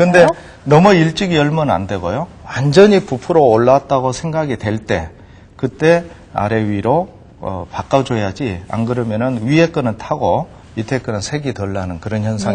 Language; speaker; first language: Korean; native; Korean